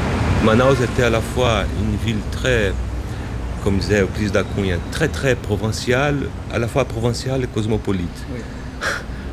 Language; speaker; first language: French; non-native, fluent; Portuguese